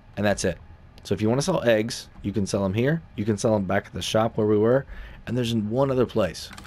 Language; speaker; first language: English; native; English